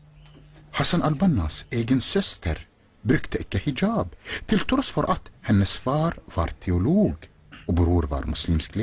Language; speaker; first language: Norwegian; non-native, fluent; Arabic